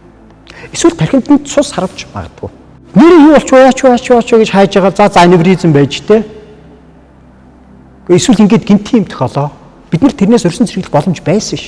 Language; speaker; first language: Mongolian; native; Mongolian